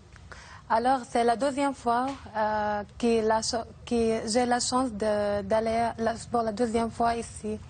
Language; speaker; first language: French; non-native, learner; Arabic